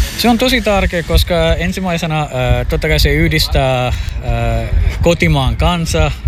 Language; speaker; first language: Finnish; non-native, fluent; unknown